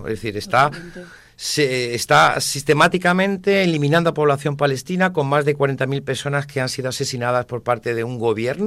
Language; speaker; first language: Spanish; native; Spanish